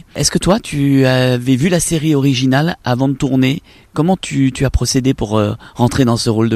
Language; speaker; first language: French; native; French